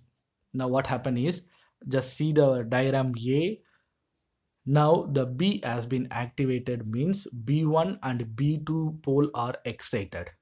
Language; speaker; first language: English; non-native, local second language; Tamil